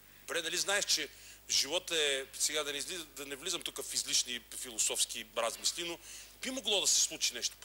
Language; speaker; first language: Bulgarian; native; Bulgarian